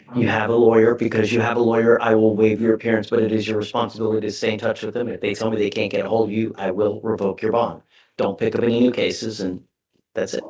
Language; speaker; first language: English; native; English